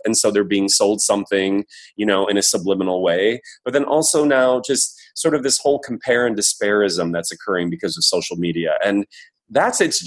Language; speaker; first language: English; native; English